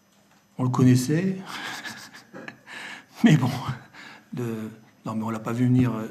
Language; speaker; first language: French; native; French